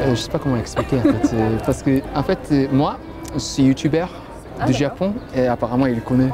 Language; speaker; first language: French; non-native, fluent; Japanese